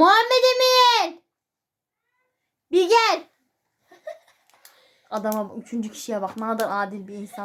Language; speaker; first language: Turkish; native; Turkish